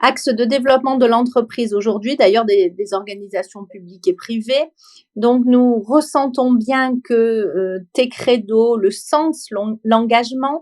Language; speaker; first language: French; native; French